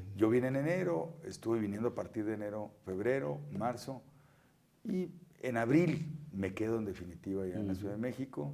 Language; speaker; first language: Spanish; native; Spanish